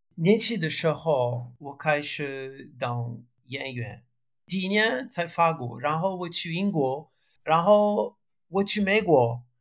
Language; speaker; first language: Chinese; non-native, learner; French